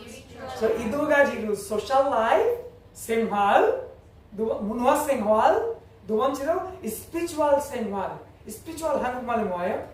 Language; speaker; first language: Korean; non-native, learner; English